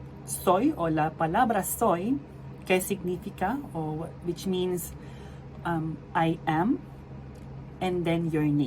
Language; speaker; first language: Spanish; non-native, fluent; Filipino